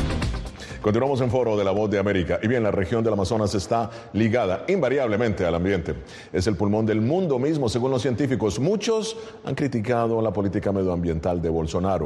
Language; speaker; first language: Spanish; native; Spanish